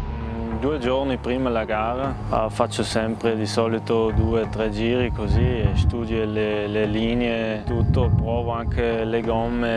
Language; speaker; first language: Italian; non-native, local second language; German